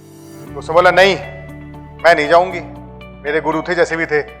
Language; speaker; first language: Hindi; native; Hindi